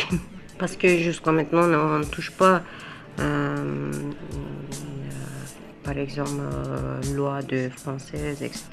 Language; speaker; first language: French; non-native, learner; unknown